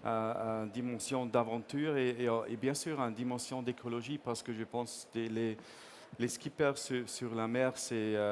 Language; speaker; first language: French; non-native, fluent; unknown